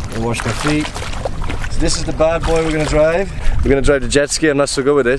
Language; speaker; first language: English; native; English